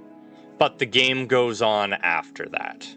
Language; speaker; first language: English; native; English